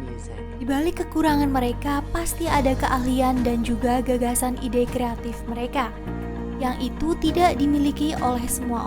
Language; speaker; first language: Indonesian; native; Indonesian